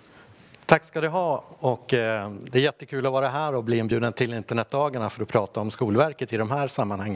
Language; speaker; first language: Swedish; native; Swedish